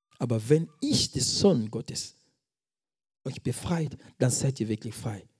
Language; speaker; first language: German; non-native, fluent; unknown